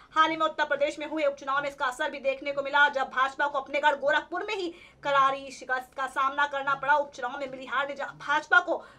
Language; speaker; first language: Hindi; native; Hindi